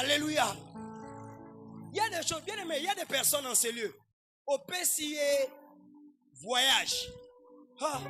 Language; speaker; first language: French; non-native, local second language; Lingala